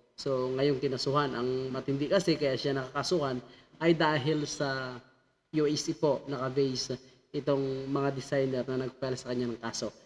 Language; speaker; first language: Filipino; native; Filipino